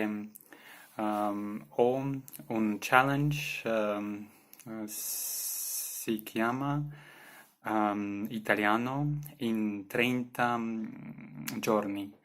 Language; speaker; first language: Italian; non-native, learner; Belarusian